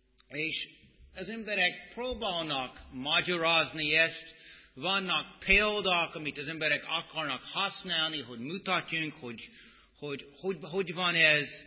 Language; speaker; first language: Hungarian; non-native, fluent; English